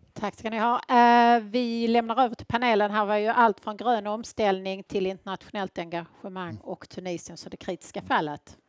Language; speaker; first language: Swedish; native; Swedish